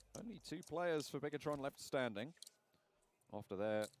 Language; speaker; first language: English; native; English